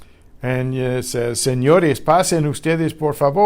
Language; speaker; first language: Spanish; non-native, fluent; English